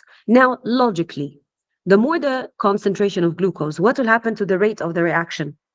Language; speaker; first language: English; non-native, fluent; Arabic